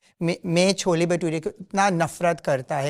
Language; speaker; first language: Hindi; non-native, local second language; English